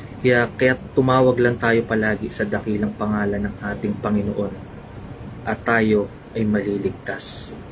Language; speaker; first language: Filipino; native; Filipino